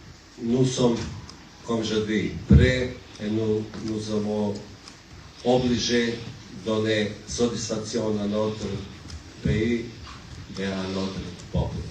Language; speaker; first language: French; non-native, learner; Bosnian